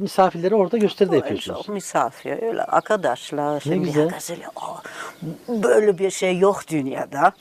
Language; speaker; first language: Turkish; non-native, learner; German